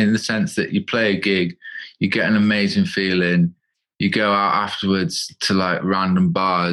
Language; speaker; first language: English; native; English